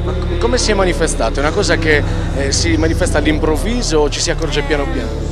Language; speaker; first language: Italian; native; Italian